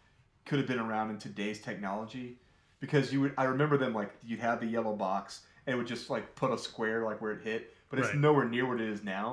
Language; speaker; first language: English; native; English